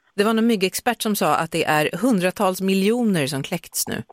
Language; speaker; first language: Swedish; native; Swedish